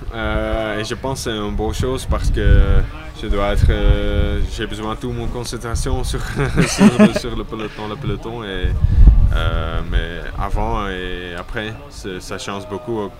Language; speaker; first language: French; non-native, local second language; Dutch